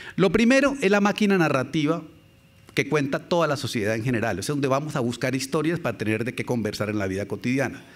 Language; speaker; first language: Spanish; native; Spanish